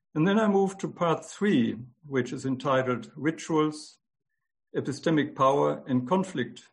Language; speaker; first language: English; non-native, fluent; German